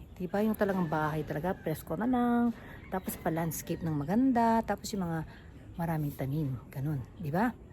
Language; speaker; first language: Filipino; non-native, local second language; Pampanga